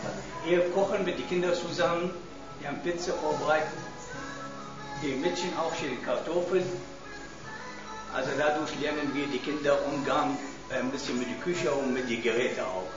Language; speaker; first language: German; non-native, learner; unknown